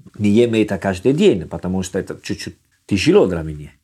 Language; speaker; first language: Russian; non-native, learner; Italian